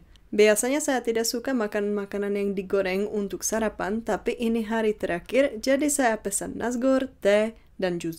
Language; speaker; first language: Indonesian; non-native, fluent; Czech